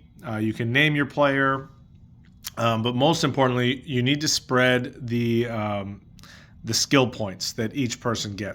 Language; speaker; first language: English; native; English